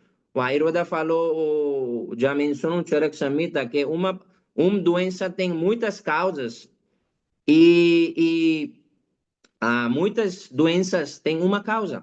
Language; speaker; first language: Portuguese; non-native, learner; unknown